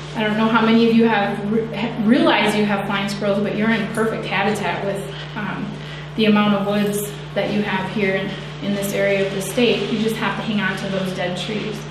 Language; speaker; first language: English; native; English